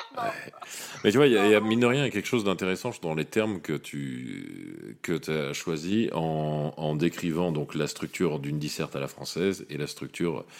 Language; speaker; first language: French; native; French